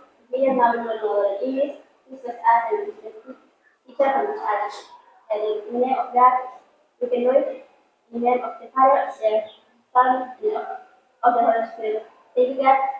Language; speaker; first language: English; non-native, learner; Indonesian